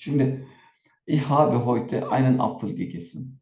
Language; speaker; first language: German; non-native, fluent; Turkish